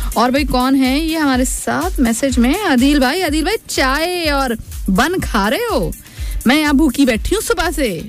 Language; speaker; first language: Urdu; native; Urdu